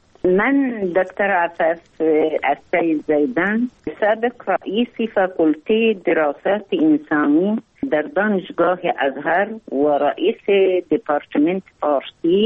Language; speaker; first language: Persian; non-native, fluent; Arabic